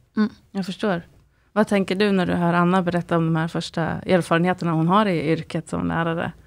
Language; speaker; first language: Swedish; native; Swedish